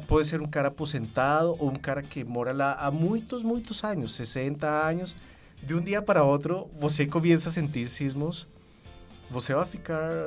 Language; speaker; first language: Portuguese; non-native, fluent; Spanish